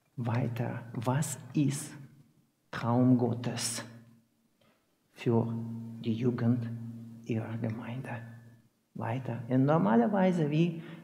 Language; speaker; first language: German; non-native, learner; Russian